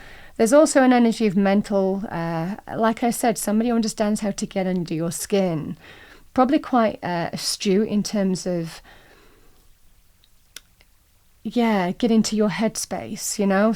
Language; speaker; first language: English; native; English